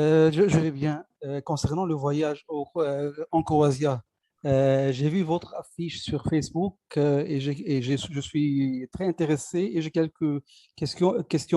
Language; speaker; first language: French; non-native, learner; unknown